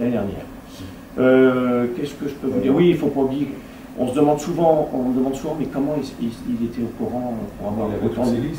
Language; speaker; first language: French; native; French